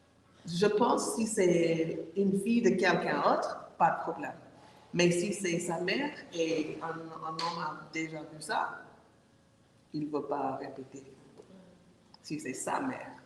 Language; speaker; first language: French; non-native, learner; English